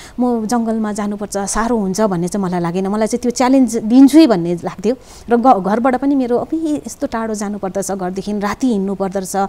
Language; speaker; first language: Nepali; native; Nepali